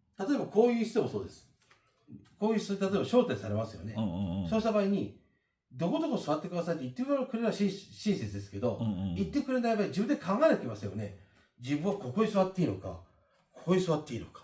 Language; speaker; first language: Japanese; native; Japanese